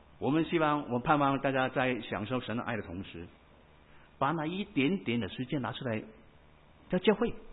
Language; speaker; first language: Chinese; non-native, local second language; Cantonese